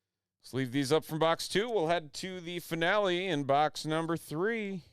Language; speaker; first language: English; native; English